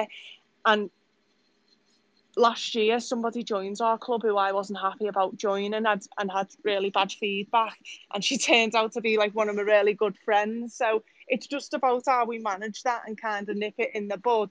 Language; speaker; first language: English; native; English